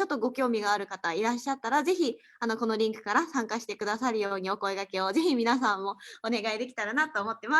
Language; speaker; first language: Japanese; native; Japanese